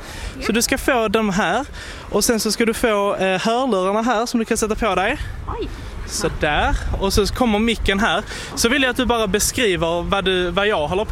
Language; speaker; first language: Swedish; native; Swedish